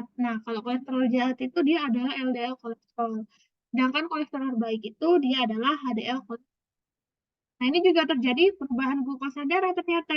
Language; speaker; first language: Indonesian; native; Indonesian